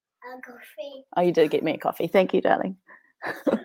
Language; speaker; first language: English; native; English